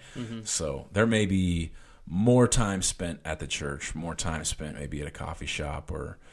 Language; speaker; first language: English; native; English